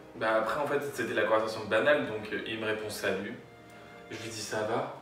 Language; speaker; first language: French; native; French